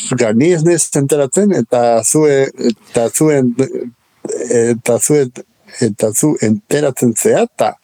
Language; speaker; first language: Basque; native; Basque